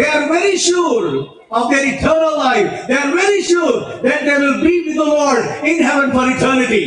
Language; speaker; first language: English; non-native, local second language; Telugu